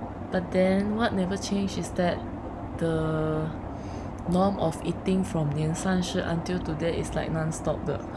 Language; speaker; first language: English; non-native, local second language; Chinese